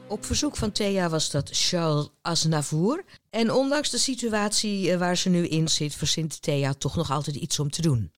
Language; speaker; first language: Dutch; native; Dutch